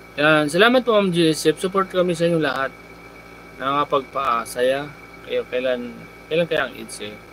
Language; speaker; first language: Filipino; native; Filipino